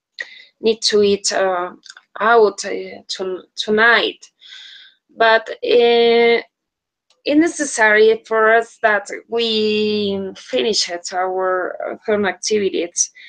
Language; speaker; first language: English; non-native, learner; Spanish